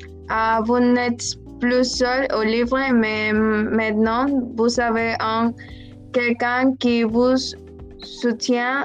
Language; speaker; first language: French; non-native, learner; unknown